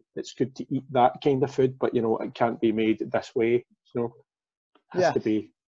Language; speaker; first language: English; native; English